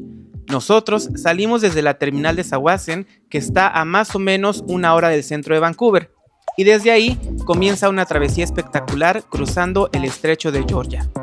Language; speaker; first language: Spanish; native; Spanish